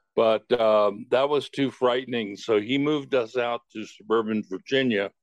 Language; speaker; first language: English; native; English